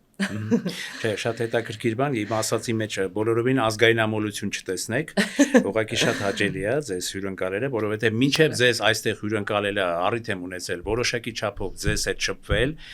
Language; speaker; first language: Armenian; native; Armenian